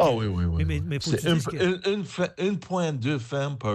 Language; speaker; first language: French; non-native, learner; English